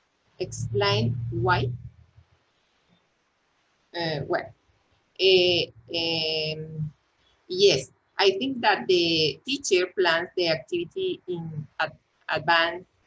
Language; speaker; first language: English; non-native, learner; Spanish